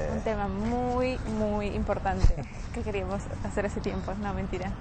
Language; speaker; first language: Spanish; native; Spanish